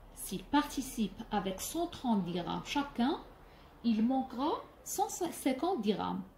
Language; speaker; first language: French; non-native, local second language; Arabic